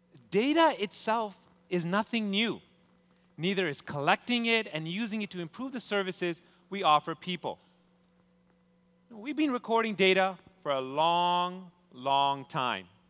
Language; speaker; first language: English; native; English